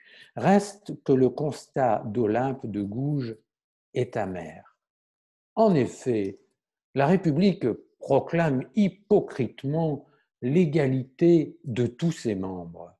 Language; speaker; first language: French; native; French